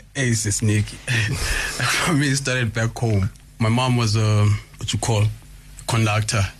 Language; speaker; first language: English; non-native, local second language; Xhosa